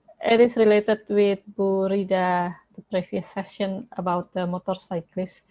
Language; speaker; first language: English; non-native, learner; Indonesian